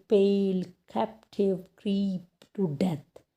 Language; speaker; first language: English; non-native, local second language; Punjabi